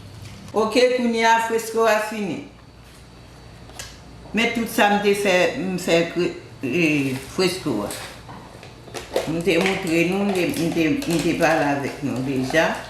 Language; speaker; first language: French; non-native, local second language; Haitian Creole